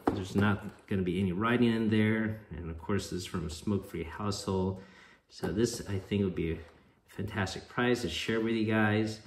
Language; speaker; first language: English; native; English